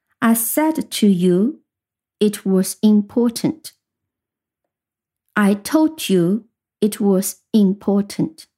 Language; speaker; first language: English; non-native, fluent; Chinese